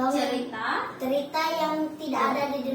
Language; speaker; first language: Indonesian; native; Indonesian